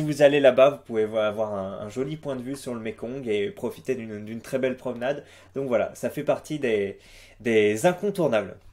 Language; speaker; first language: French; native; French